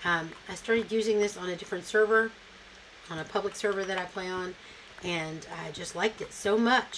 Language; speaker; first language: English; native; English